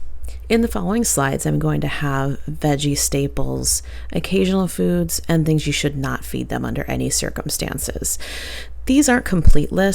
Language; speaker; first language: English; native; English